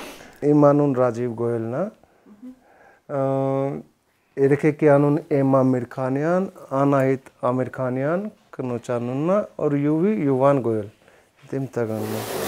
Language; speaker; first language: Armenian; non-native, learner; Hindi